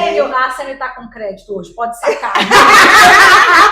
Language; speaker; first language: Portuguese; native; Portuguese